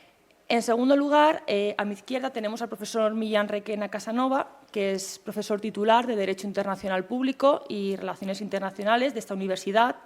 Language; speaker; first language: Spanish; native; Spanish